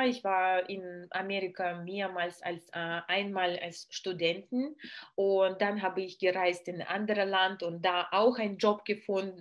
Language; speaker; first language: German; non-native, learner; Russian